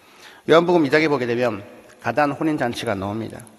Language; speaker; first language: Korean; native; Korean